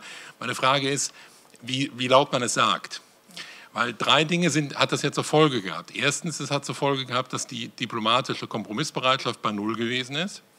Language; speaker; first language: German; native; German